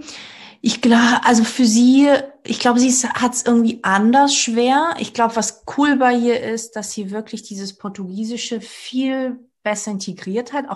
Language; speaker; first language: German; early bilingual, other home language; Portuguese